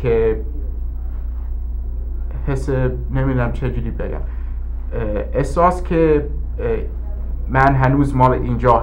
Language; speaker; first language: Persian; early bilingual, heritage; English